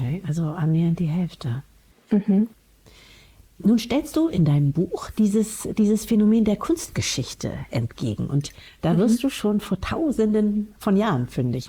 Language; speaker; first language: German; native; German